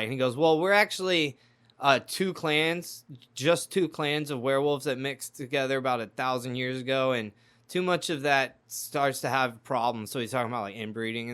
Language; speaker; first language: English; native; English